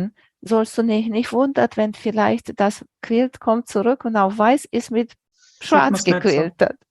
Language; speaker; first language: German; non-native, fluent; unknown